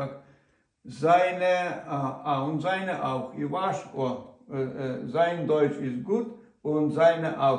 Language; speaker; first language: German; non-native, learner; Ukrainian